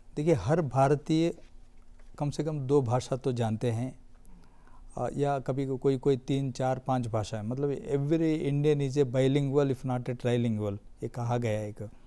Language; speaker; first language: Hindi; non-native, local second language; Telugu